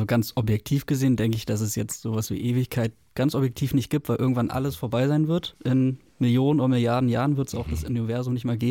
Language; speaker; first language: German; native; German